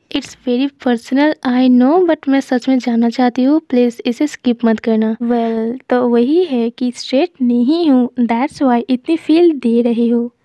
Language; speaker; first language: Hindi; non-native, local second language; Bangla